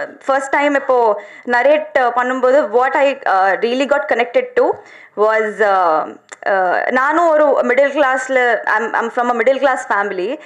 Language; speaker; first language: Tamil; non-native, learner; Telugu